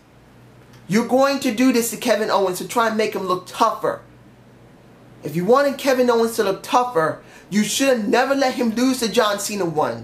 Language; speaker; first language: English; native; English